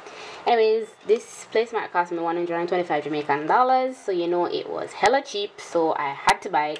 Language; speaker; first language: English; native; English